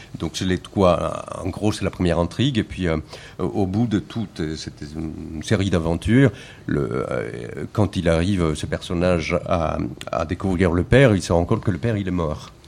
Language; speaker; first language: French; non-native, fluent; Spanish